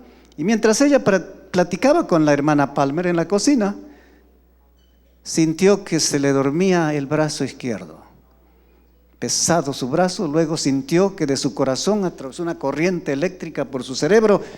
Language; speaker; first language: Spanish; native; Spanish